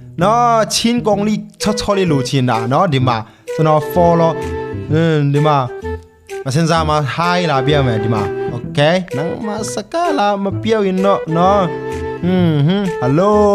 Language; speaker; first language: Burmese; non-native, local second language; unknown